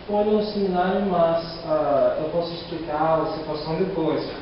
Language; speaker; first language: Portuguese; non-native, learner; English